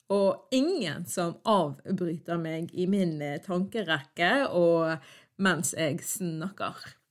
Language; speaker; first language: Norwegian; early bilingual, other home language; Arabic